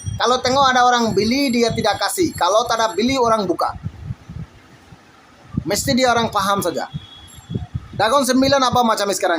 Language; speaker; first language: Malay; non-native, fluent; Bangla